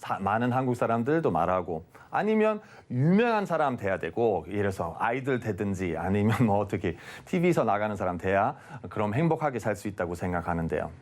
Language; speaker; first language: Korean; non-native, fluent; German